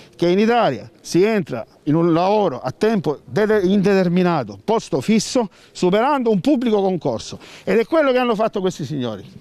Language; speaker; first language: Italian; native; Italian